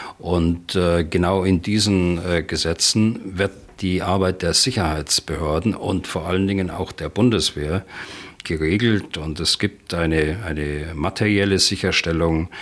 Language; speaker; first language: German; native; German